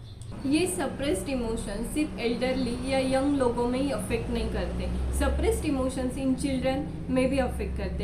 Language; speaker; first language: Hindi; non-native, local second language; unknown